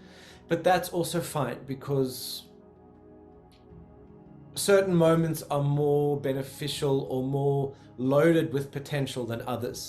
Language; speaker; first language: English; native; English